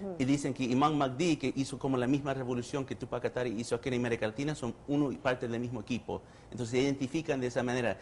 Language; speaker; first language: Spanish; early bilingual, heritage; Spanish